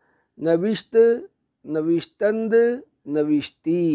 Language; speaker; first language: Persian; non-native, fluent; Urdu